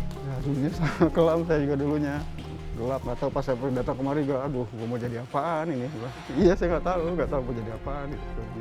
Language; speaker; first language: Indonesian; native; Indonesian